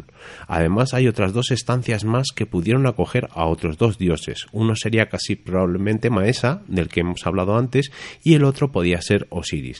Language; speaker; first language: Spanish; native; Spanish